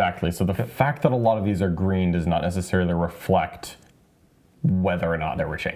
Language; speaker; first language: English; native; English